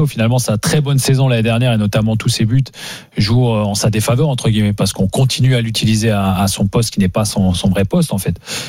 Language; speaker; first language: French; native; French